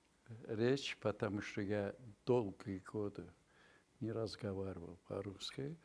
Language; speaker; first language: Russian; non-native, local second language; Azerbaijani